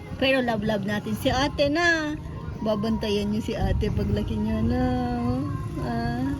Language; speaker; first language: Filipino; native; Filipino